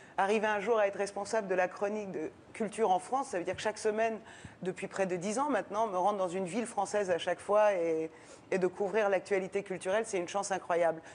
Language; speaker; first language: French; early bilingual, other home language; Persian